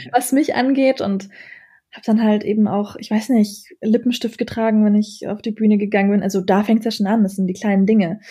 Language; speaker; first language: German; early bilingual, other home language; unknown